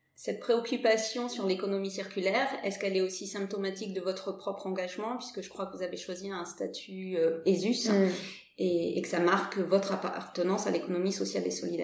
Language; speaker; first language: French; native; French